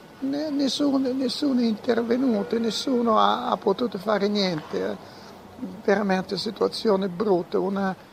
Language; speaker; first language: Italian; non-native, learner; Russian